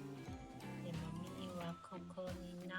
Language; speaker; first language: Japanese; non-native, learner; Chinese